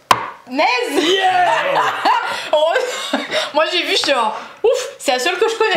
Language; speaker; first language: French; native; French